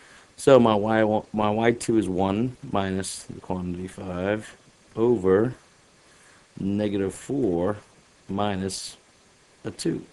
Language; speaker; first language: English; native; English